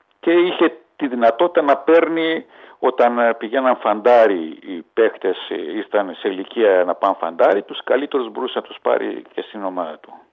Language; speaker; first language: Greek; early bilingual, heritage; Greek